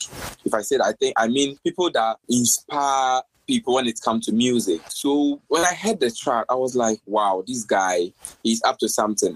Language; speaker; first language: English; non-native, local second language; Akan